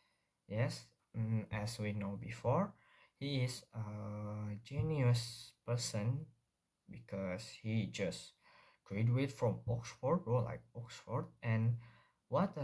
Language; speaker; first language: English; non-native, learner; Indonesian